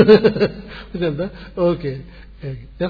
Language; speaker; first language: Russian; non-native, learner; Tibetan